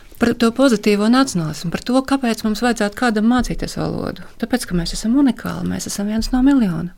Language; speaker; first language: Latvian; native; Latvian